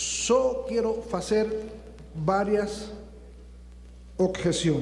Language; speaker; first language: Portuguese; non-native, fluent; Spanish